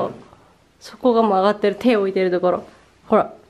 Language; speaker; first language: Italian; non-native, fluent; Japanese